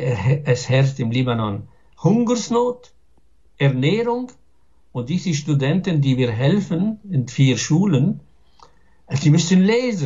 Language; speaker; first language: German; non-native, fluent; Arabic